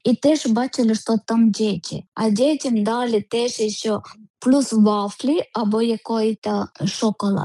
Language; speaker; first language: Ukrainian; non-native, learner; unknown